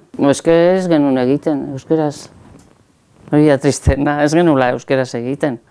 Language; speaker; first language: Basque; native; Basque